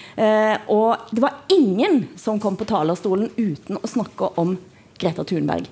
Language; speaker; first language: Norwegian; native; Norwegian